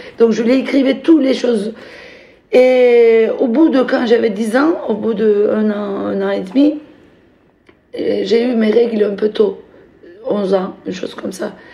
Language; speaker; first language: French; non-native, fluent; Turkish